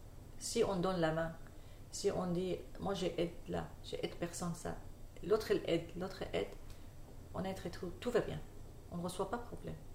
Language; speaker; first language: French; non-native, learner; Arabic